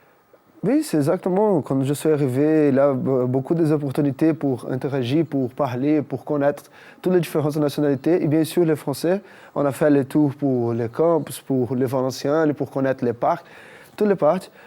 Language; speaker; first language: French; non-native, fluent; Portuguese